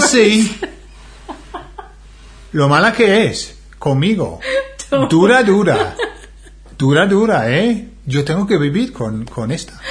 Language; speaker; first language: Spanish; non-native, fluent; English